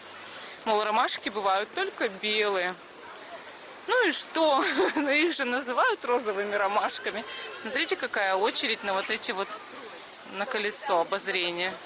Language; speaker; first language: Russian; native; Russian